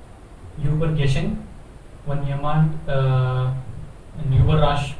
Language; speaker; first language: German; non-native, learner; Hindi